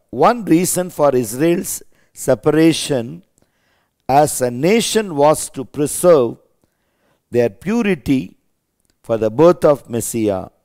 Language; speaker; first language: English; non-native, local second language; Tamil